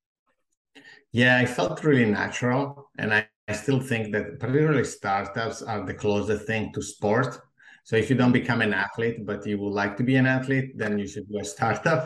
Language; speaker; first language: English; non-native, fluent; Italian